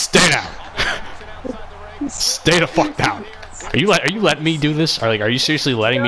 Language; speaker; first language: English; native; English